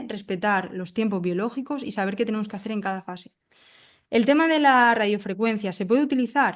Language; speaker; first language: Spanish; native; Spanish